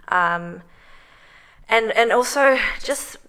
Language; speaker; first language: English; native; English